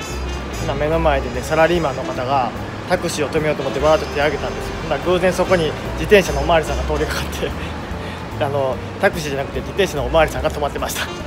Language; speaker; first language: Japanese; native; Japanese